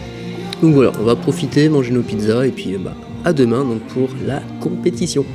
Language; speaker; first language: French; native; French